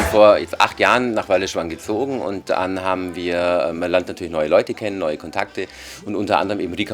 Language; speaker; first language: German; native; German